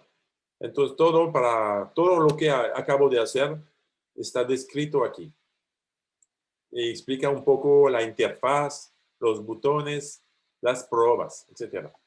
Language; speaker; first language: Spanish; non-native, fluent; French